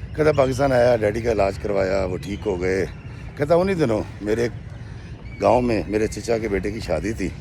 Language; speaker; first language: Urdu; non-native, local second language; Punjabi